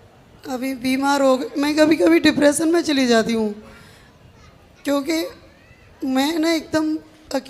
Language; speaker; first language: Hindi; native; Hindi